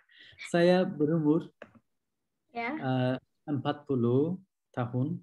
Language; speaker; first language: Indonesian; non-native, learner; Turkish